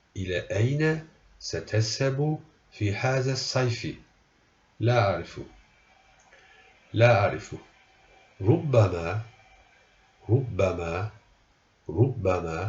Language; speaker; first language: Arabic; non-native, fluent; Turkish